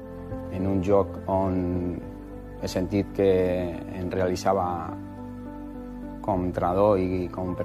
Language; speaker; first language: Catalan; non-native, local second language; Spanish